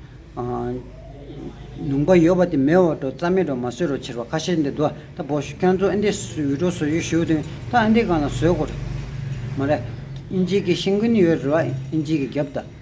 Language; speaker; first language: English; non-native, learner; Tibetan